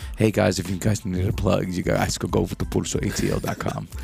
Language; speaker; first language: English; early bilingual, other home language; Spanish